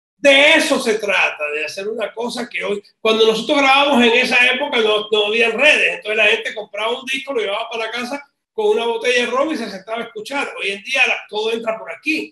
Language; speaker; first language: Spanish; native; Spanish